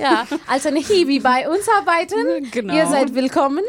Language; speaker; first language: German; non-native, learner; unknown